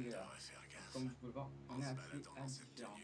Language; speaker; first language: French; native; French